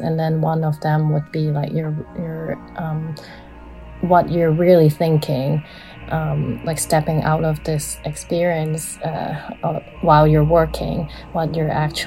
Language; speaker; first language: English; non-native, local second language; Cantonese